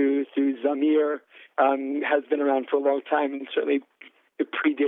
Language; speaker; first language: English; native; English